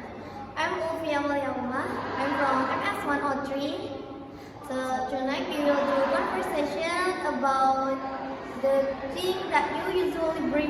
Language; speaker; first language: English; non-native, learner; Indonesian